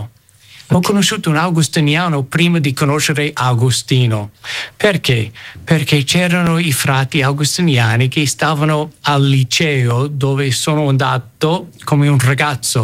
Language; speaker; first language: Italian; non-native, fluent; English